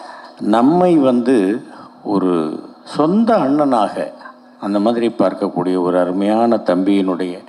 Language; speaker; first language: Tamil; native; Tamil